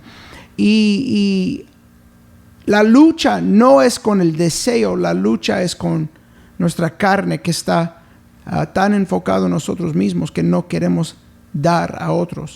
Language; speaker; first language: Spanish; early bilingual, heritage; English